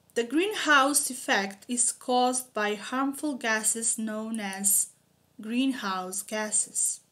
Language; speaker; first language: English; non-native, fluent; Macedonian